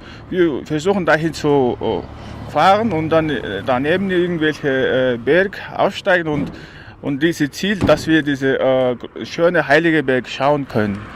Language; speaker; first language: German; non-native, learner; Mongolian